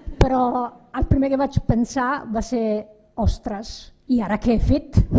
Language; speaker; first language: Catalan; non-native, fluent; Italian